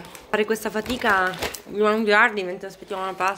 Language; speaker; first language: Italian; native; Italian